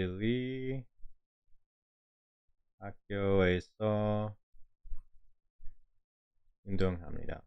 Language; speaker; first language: Korean; non-native, learner; English